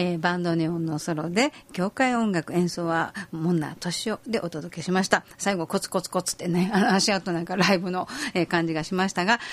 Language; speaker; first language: Japanese; native; Japanese